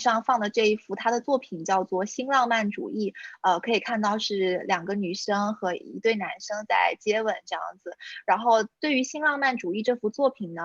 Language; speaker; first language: Chinese; native; Chinese